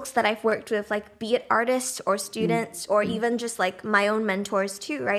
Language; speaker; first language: English; native; English